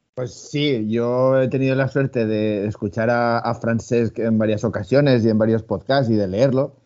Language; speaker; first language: Spanish; native; Spanish